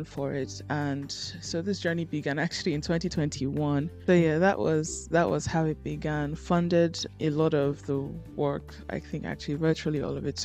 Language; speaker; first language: English; non-native, local second language; Igbo